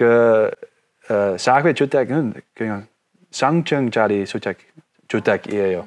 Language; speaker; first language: Korean; non-native, learner; Dutch